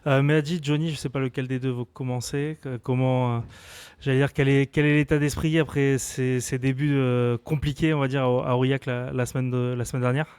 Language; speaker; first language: French; native; French